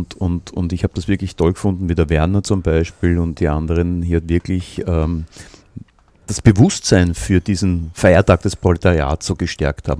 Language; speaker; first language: German; native; German